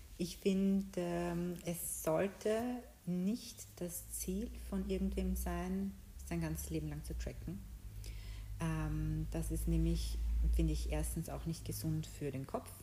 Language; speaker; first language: German; early bilingual, other home language; Bosnian